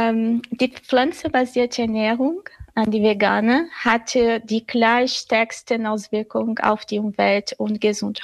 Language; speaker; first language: German; non-native, fluent; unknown